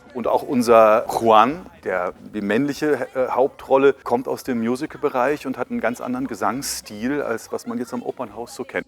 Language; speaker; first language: German; native; German